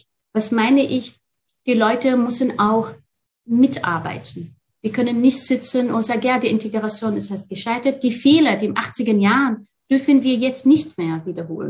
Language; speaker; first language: German; non-native, fluent; Arabic